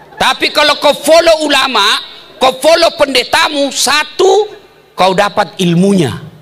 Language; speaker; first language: Indonesian; native; Indonesian